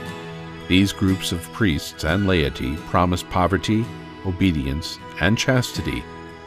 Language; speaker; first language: English; native; English